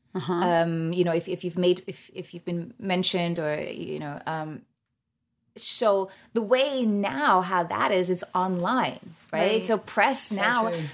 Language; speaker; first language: English; non-native, fluent; German